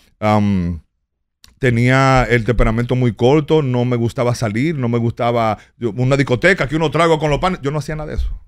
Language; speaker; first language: Spanish; early bilingual, heritage; Spanish